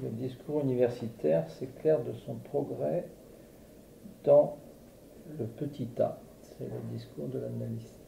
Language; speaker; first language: French; native; French